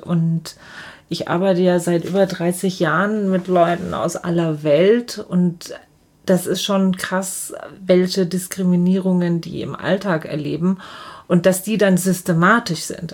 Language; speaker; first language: German; native; German